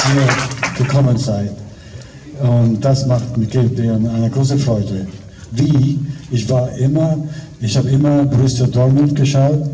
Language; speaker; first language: German; non-native, fluent; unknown